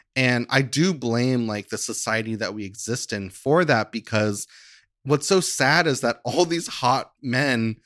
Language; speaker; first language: English; native; English